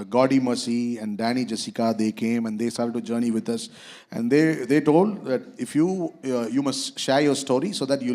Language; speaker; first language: English; non-native, local second language; Tamil